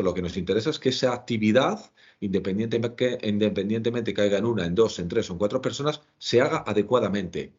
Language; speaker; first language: Spanish; native; Spanish